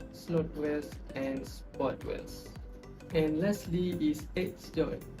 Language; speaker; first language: English; non-native, local second language; Malay